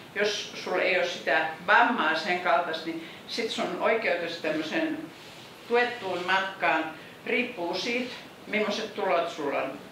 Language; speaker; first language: Finnish; native; Finnish